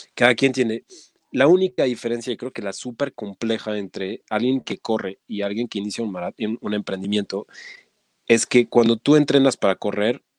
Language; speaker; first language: Spanish; non-native, fluent; French